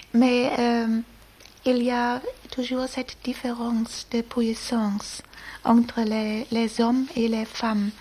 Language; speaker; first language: French; non-native, learner; German